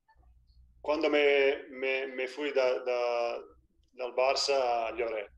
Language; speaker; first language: Spanish; non-native, fluent; Italian